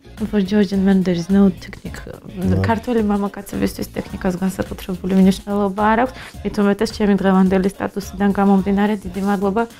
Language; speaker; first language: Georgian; native; Georgian